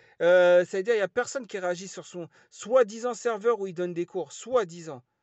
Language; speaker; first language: French; early bilingual, other home language; Lingala